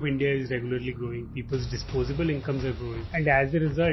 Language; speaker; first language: English; non-native, local second language; Punjabi